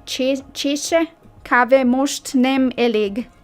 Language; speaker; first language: Hungarian; non-native, learner; English